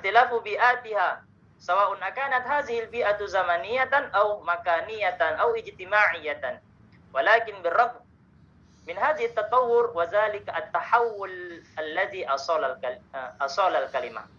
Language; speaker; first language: Arabic; non-native, learner; Indonesian